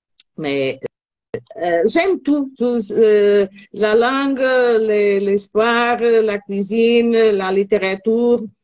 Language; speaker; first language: French; non-native, learner; Portuguese